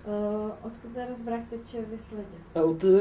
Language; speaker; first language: Bulgarian; non-native, fluent; Czech